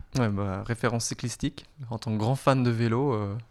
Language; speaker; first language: French; native; French